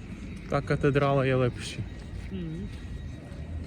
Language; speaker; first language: Czech; non-native, fluent; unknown